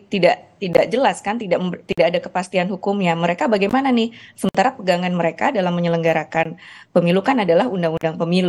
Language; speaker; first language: Indonesian; native; Indonesian